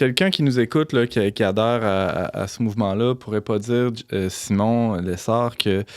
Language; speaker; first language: French; native; French